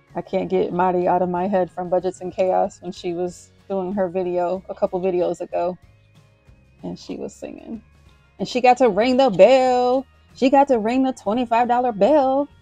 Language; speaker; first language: English; native; English